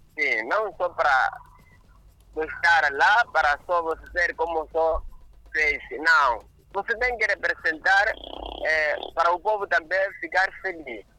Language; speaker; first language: Portuguese; non-native, local second language; Makhuwa